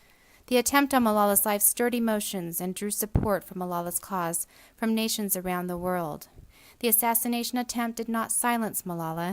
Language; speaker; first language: English; native; English